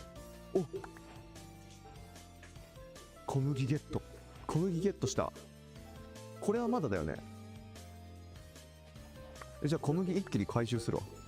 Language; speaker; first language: Japanese; native; Japanese